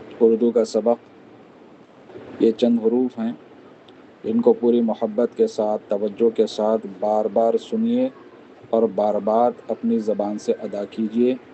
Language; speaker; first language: Urdu; native; Urdu